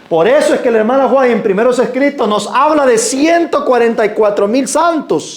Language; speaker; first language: Spanish; native; Spanish